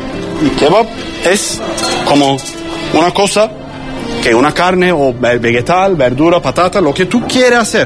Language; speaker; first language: Spanish; non-native, learner; Turkish